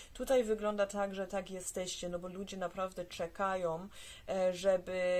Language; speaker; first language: Polish; early bilingual, heritage; Polish